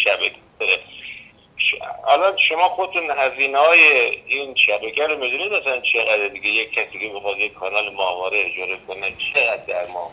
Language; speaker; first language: Persian; non-native, fluent; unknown